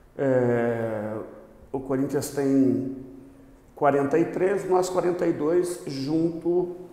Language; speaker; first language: Portuguese; native; Portuguese